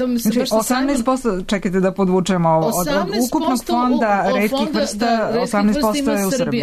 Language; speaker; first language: Serbian; native; Serbian